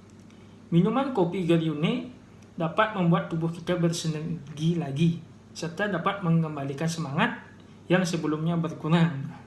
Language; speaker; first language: Indonesian; native; Indonesian